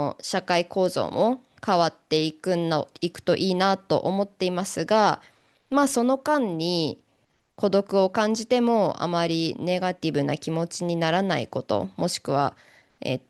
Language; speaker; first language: Japanese; native; Japanese